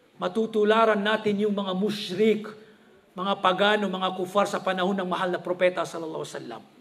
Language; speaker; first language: Filipino; non-native, local second language; Maranao